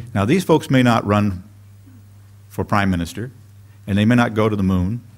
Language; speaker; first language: English; native; English